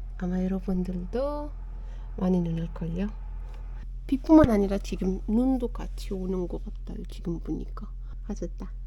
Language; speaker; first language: Korean; non-native, fluent; Arabic